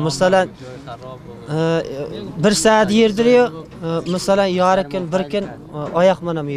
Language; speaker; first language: Turkish; non-native, learner; Uzbek